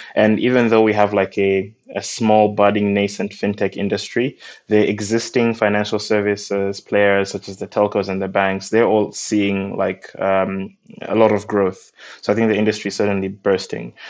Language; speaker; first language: English; non-native, local second language; Nyanja